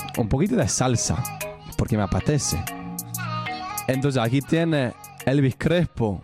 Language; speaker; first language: Spanish; non-native, fluent; English